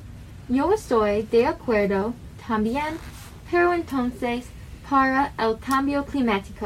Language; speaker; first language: Spanish; non-native, learner; English